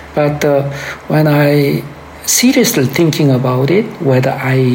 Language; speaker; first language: English; early bilingual, other home language; Korean